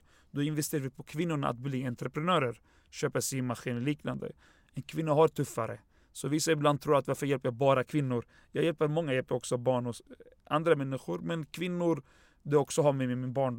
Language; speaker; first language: Swedish; non-native, fluent; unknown